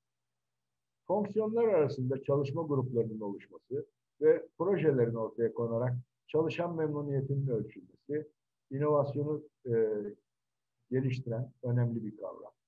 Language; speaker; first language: Turkish; native; Turkish